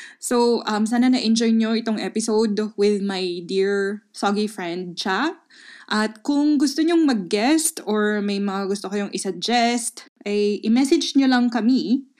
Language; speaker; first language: Filipino; non-native, local second language; Pampanga